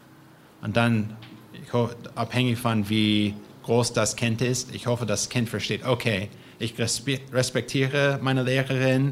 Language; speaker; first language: German; non-native, fluent; English